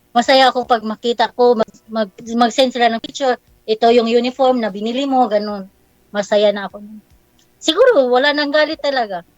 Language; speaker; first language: Filipino; non-native, local second language; Cebuano